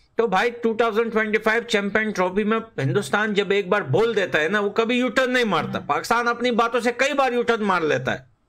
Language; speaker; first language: Urdu; native; Urdu